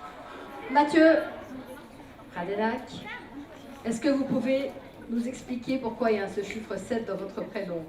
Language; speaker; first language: French; native; French